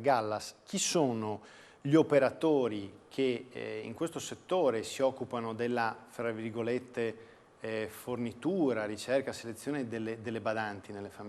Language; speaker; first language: Italian; native; Italian